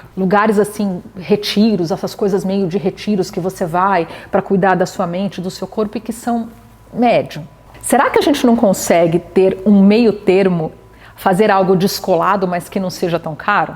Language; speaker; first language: Portuguese; native; Portuguese